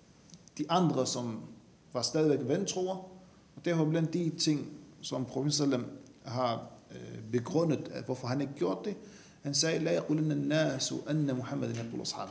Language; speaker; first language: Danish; non-native, fluent; Arabic